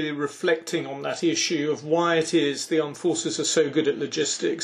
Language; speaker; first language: English; native; English